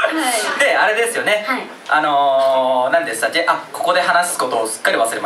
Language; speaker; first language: Japanese; native; Japanese